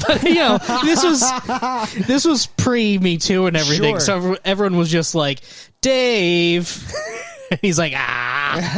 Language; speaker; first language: English; native; English